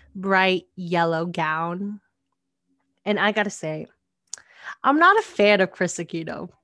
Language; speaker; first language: English; native; English